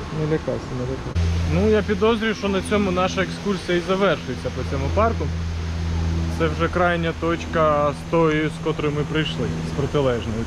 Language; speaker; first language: Ukrainian; non-native, local second language; Russian